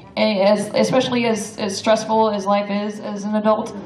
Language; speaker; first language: English; native; English